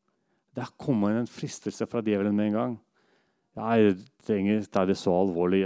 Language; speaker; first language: Norwegian; non-native, fluent; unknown